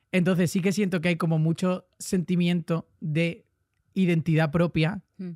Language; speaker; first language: Spanish; native; Spanish